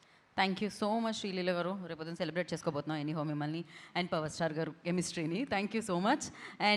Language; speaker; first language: Telugu; native; Telugu